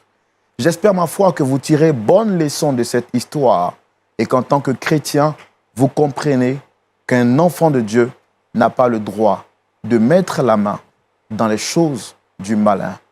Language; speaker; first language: French; native; French